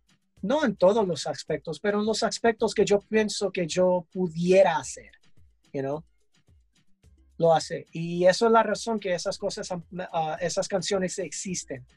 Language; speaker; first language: Spanish; early bilingual, heritage; English